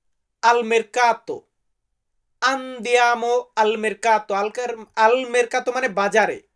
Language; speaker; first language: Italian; non-native, learner; Bangla